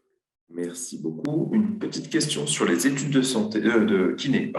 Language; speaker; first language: French; native; French